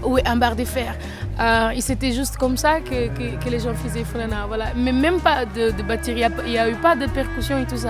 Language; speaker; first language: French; non-native, fluent; Kabuverdianu